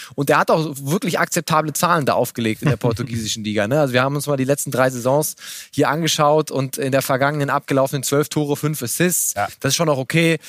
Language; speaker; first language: German; native; German